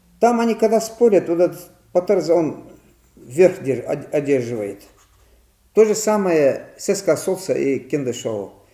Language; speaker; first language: Russian; non-native, local second language; Ingush